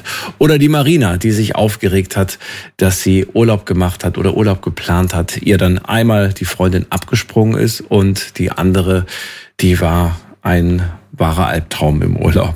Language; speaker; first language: German; native; German